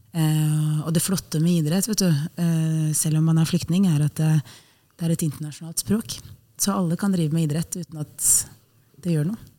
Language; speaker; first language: Norwegian; native; Norwegian